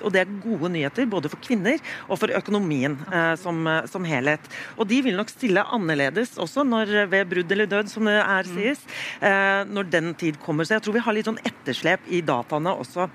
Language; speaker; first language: Norwegian; native; Norwegian